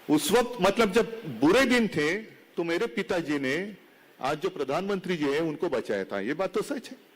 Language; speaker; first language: Hindi; non-native, local second language; Marathi